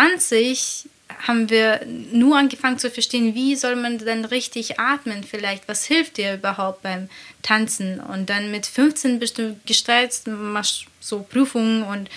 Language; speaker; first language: German; non-native, fluent; Latvian